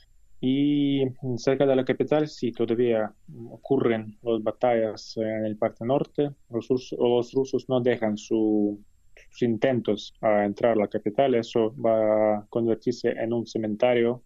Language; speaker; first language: Spanish; non-native, fluent; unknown